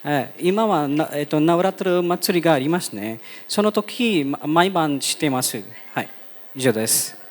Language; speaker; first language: Japanese; non-native, fluent; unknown